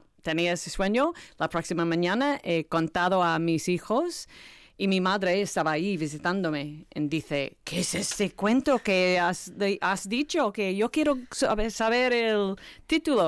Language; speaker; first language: Spanish; non-native, learner; English